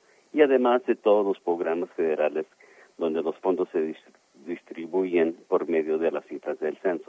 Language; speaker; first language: Spanish; early bilingual, heritage; Spanish